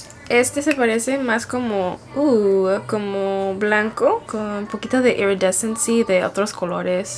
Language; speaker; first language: Spanish; early bilingual, heritage; Spanish